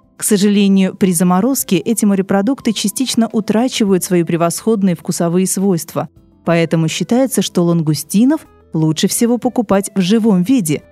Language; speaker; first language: Russian; native; Russian